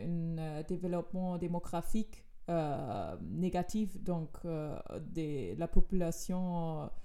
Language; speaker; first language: French; non-native, fluent; German